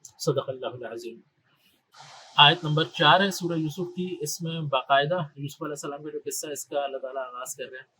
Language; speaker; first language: Urdu; native; Urdu